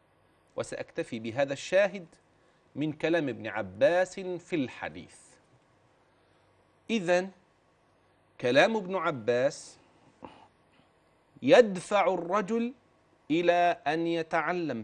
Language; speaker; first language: Arabic; native; Arabic